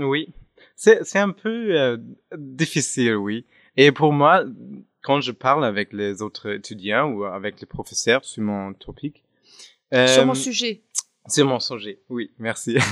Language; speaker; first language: French; non-native, fluent; German